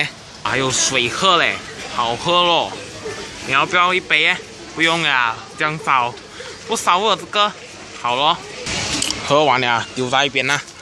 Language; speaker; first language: Chinese; native; Chinese